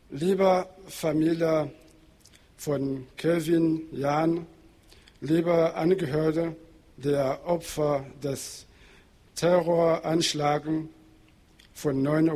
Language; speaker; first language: German; non-native, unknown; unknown